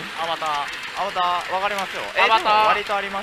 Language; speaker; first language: Japanese; native; Japanese